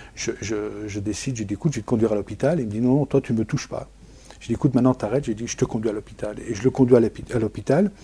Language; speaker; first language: French; native; French